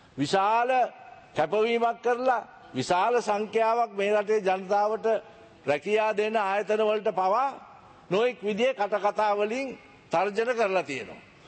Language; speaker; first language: Sinhala; native; Sinhala